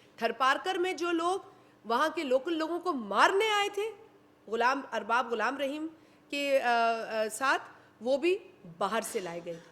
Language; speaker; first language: Urdu; non-native, local second language; Sindhi